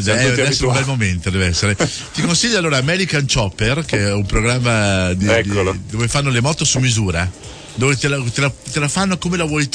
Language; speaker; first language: Italian; native; Italian